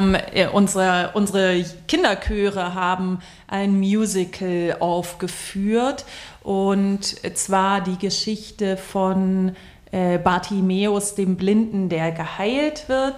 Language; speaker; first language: German; native; German